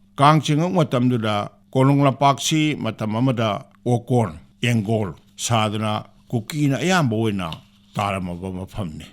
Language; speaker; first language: Manipuri; native; Manipuri